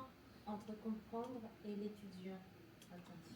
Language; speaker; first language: French; native; French